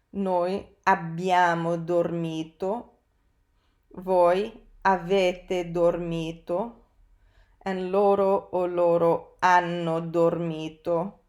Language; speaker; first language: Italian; non-native, fluent; English